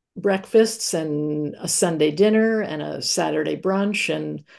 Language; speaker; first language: English; native; English